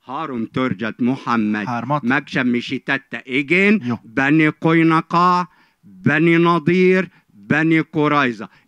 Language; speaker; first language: Hungarian; non-native, fluent; Arabic